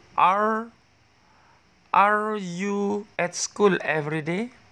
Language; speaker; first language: English; non-native, learner; Indonesian